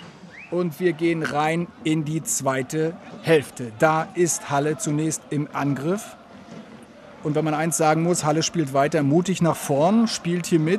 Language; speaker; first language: German; native; German